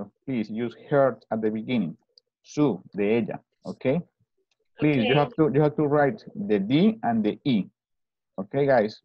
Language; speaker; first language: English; non-native, fluent; Spanish